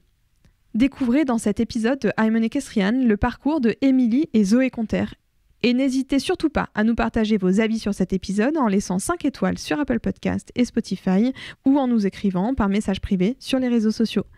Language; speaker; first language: French; native; French